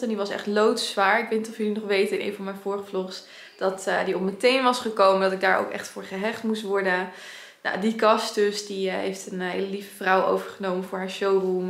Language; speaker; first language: Dutch; native; Dutch